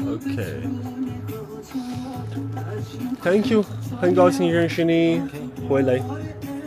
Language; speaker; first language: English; non-native, fluent; Persian